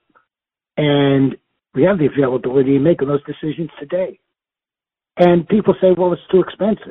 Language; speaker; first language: English; native; English